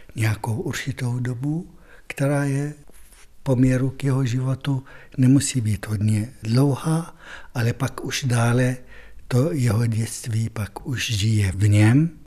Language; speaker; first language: Czech; non-native, fluent; Arabic